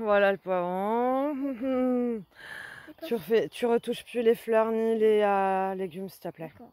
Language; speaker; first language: French; native; French